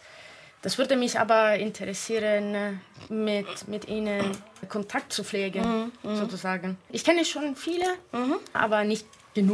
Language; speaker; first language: German; non-native, fluent; Italian